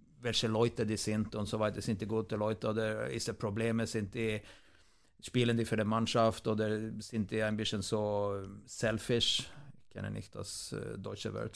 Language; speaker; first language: German; non-native, fluent; Swedish